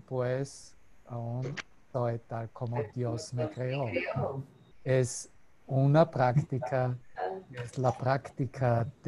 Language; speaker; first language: Spanish; non-native, fluent; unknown